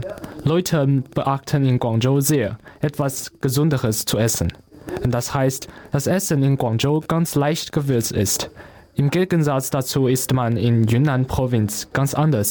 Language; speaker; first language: German; non-native, learner; Chinese